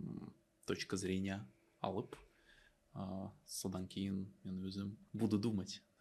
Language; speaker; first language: Kazakh; non-native, learner; Russian